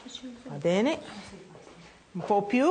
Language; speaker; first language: Italian; non-native, learner; English